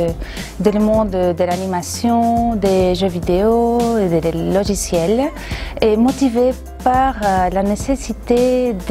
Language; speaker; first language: French; non-native, fluent; Spanish